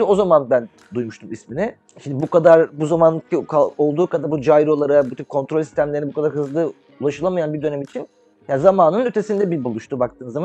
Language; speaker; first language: Turkish; native; Turkish